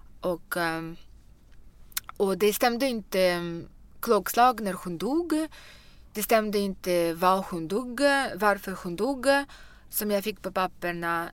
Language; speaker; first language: Swedish; non-native, fluent; Russian